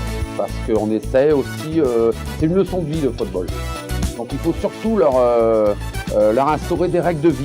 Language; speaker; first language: French; native; French